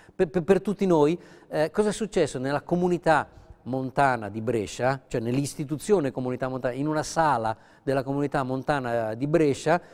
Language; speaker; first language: Italian; native; Italian